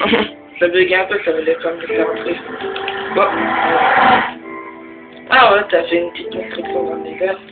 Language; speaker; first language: French; native; French